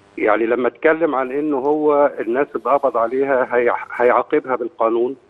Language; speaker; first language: Egyptian Arabic; native; Egyptian Arabic